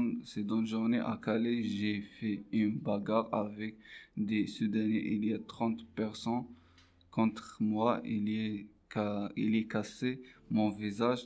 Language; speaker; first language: French; non-native, learner; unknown